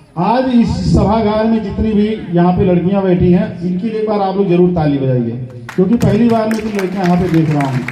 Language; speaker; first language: Hindi; native; Hindi